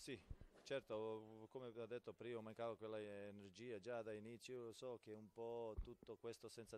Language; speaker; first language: Italian; non-native, fluent; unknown